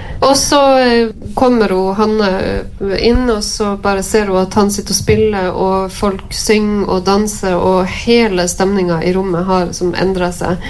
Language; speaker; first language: Norwegian; native; Norwegian